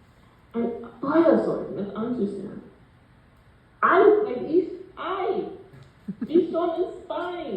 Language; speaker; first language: German; non-native, learner; English